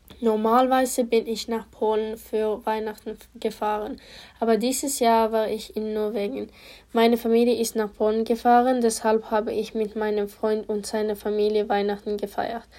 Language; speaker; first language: German; non-native, learner; Polish